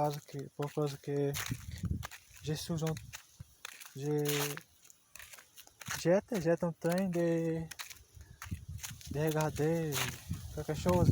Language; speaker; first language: French; non-native, learner; Portuguese